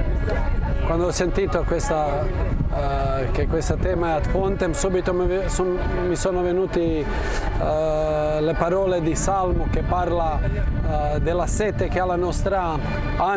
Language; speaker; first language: Italian; non-native, fluent; Croatian